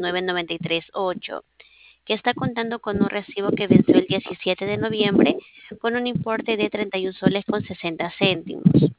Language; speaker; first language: Spanish; native; Spanish